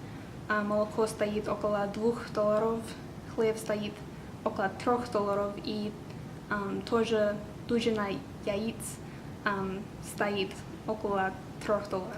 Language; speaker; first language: Russian; non-native, learner; English